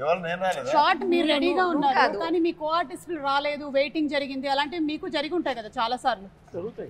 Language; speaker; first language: Telugu; native; Telugu